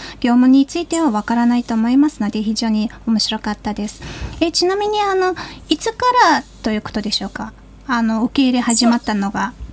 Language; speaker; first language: Japanese; non-native, fluent; Mongolian